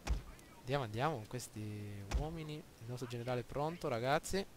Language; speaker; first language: Italian; native; Italian